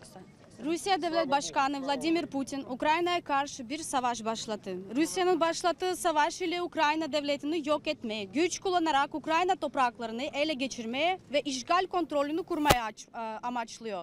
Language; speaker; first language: Turkish; non-native, fluent; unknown